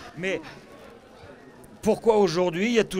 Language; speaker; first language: French; native; French